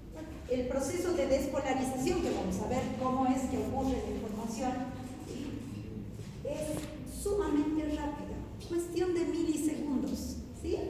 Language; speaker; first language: Spanish; native; Spanish